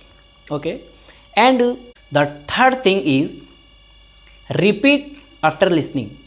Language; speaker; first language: English; non-native, learner; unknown